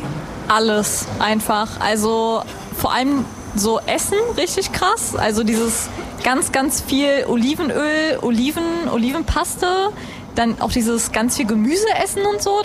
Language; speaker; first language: German; early bilingual, other home language; Greek